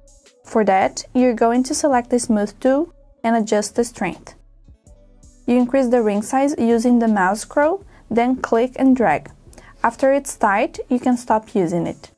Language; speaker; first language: English; non-native, fluent; Portuguese